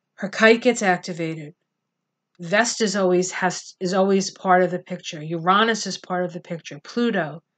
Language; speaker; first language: English; native; English